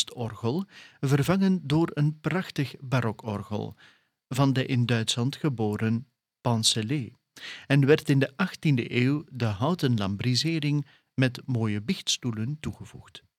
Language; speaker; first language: Dutch; native; Dutch